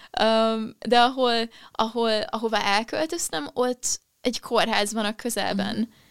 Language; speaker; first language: Hungarian; early bilingual, heritage; Hungarian